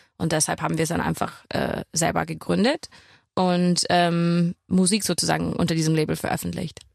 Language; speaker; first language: German; non-native, fluent; English